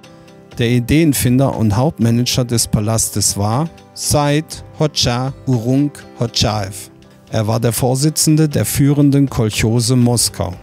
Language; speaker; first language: German; native; German